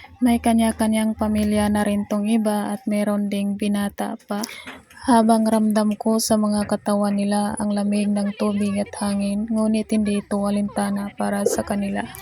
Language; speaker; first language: Filipino; non-native, local second language; Cebuano